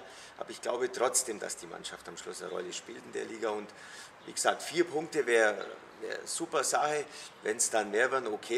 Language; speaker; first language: German; native; German